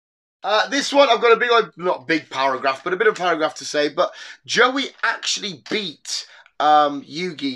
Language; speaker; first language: English; native; English